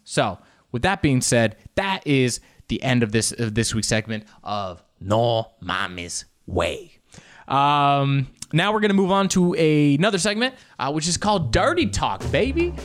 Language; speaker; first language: English; early bilingual, other home language; Spanish